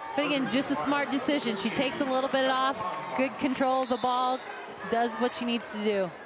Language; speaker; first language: English; native; English